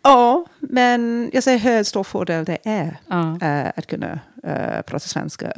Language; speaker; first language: Swedish; non-native, fluent; English